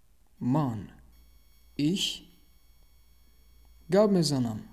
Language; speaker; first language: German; non-native, learner; Tajik